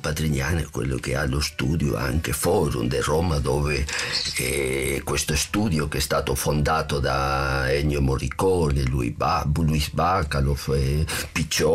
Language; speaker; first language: Italian; non-native, fluent; Spanish